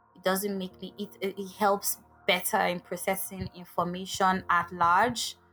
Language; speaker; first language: English; non-native, local second language; Igbo